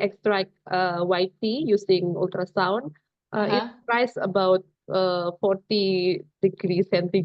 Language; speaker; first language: English; non-native, fluent; Indonesian